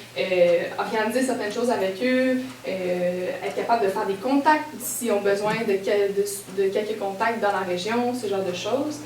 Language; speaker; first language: French; native; French